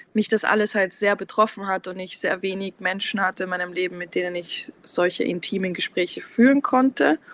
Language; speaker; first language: German; native; German